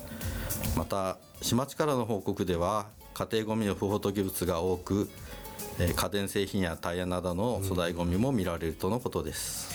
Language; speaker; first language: Japanese; native; Japanese